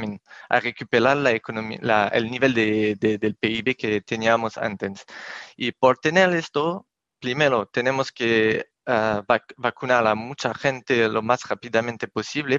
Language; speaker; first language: Spanish; non-native, fluent; French